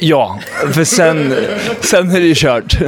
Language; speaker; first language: Swedish; native; Swedish